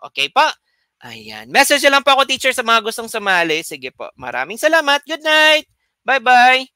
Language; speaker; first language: Filipino; native; Filipino